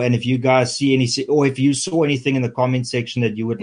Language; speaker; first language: English; non-native, local second language; Afrikaans